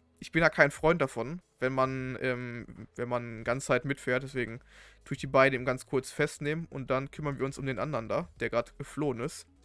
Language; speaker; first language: German; native; German